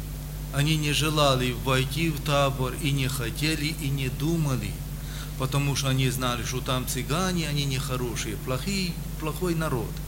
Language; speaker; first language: Russian; non-native, local second language; Romany